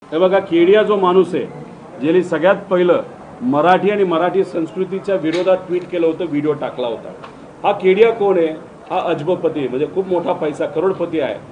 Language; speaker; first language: Marathi; native; Marathi